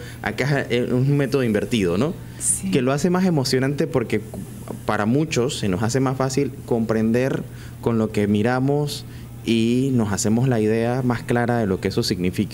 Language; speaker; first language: Spanish; native; Spanish